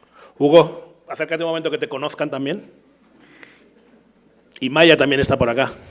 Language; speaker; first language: Spanish; native; Spanish